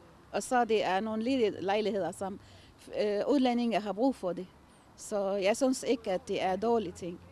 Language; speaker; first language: Danish; non-native, fluent; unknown